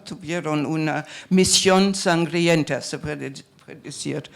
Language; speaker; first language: Spanish; non-native, fluent; German